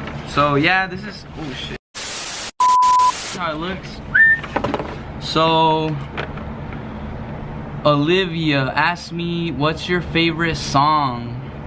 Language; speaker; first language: English; early bilingual, other home language; Spanish